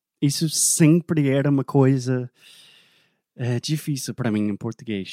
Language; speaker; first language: Portuguese; non-native, fluent; English